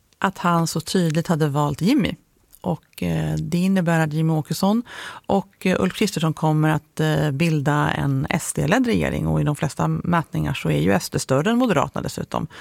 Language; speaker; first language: Swedish; native; Swedish